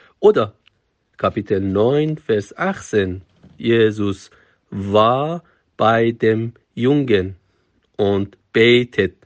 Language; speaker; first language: German; non-native, fluent; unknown